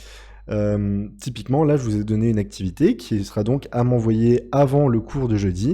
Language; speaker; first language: French; native; French